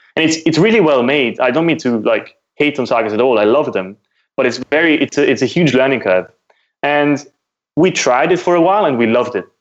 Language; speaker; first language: English; non-native, fluent; German